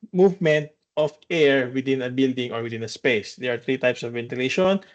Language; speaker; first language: English; non-native, local second language; Filipino